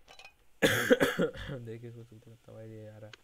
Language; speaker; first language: Hindi; native; Hindi